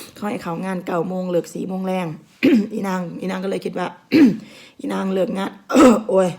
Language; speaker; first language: Thai; native; Thai